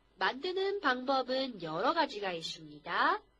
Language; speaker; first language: Korean; non-native, fluent; Chinese